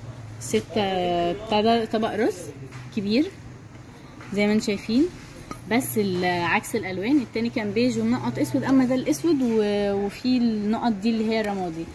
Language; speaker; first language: Arabic; native; Arabic